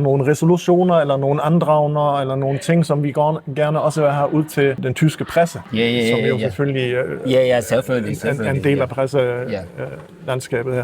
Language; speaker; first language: Danish; early bilingual, heritage; Danish